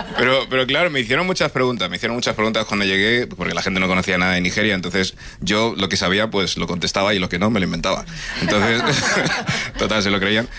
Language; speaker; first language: Spanish; early bilingual, other home language; English